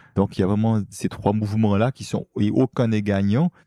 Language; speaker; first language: French; native; French